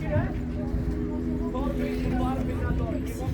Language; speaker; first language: Polish; non-native, learner; English